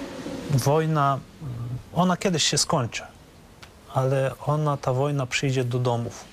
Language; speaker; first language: Polish; non-native, fluent; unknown